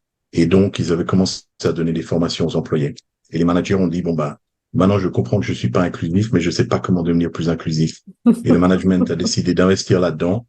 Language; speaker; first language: French; native; French